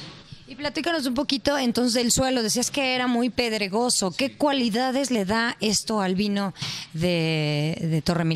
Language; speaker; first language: Spanish; native; Spanish